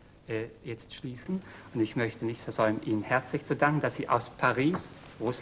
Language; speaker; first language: German; native; German